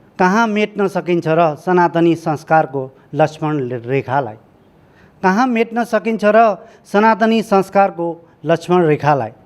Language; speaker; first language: Nepali; early bilingual, heritage; Nepali